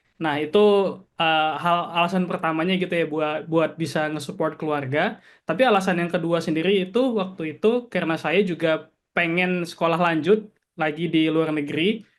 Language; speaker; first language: Indonesian; native; Indonesian